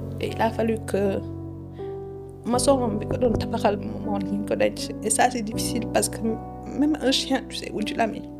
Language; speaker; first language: Wolof; early bilingual, other home language; Lingala